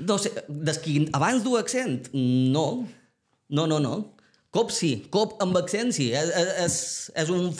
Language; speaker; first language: Catalan; native; Catalan